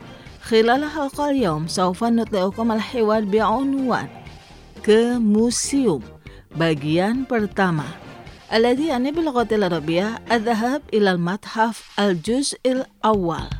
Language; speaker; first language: Arabic; non-native, fluent; Indonesian